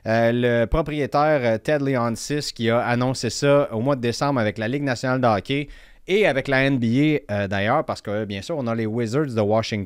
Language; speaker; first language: French; native; French